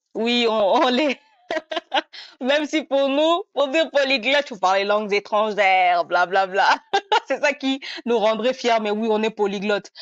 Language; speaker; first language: French; non-native, local second language; Nande